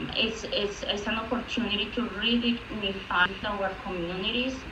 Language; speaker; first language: English; non-native, fluent; Spanish